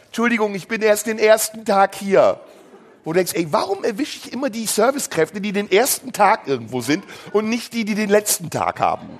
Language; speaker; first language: German; early bilingual, other home language; Turkish